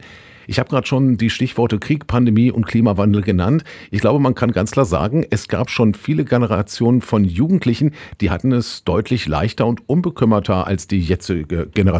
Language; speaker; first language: German; native; German